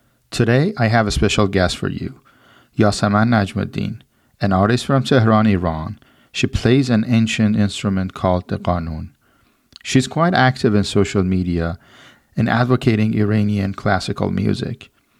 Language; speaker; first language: English; non-native, fluent; Persian